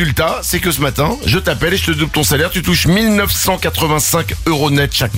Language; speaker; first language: French; native; French